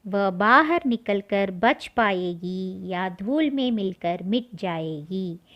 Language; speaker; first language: Hindi; non-native, local second language; Tamil